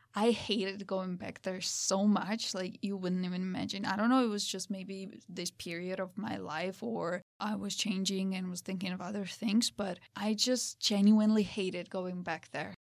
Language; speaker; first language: English; non-native, fluent; Georgian